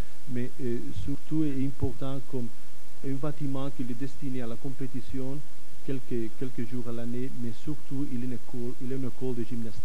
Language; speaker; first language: French; non-native, fluent; Catalan